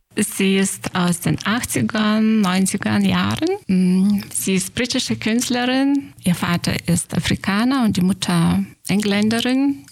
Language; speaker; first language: German; non-native, fluent; Lithuanian